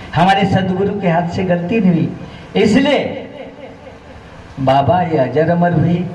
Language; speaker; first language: Hindi; non-native, local second language; Marathi